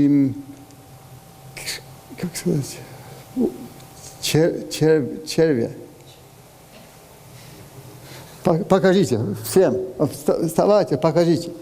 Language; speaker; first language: Russian; non-native, learner; Hungarian